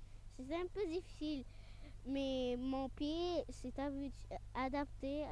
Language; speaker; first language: French; non-native, fluent; Arabic